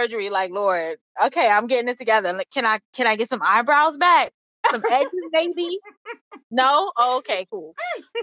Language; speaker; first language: English; native; English